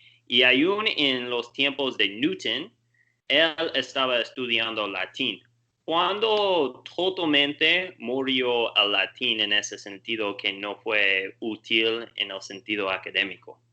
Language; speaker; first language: Spanish; non-native, learner; English